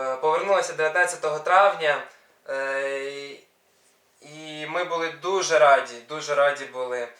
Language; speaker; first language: Ukrainian; non-native, local second language; Russian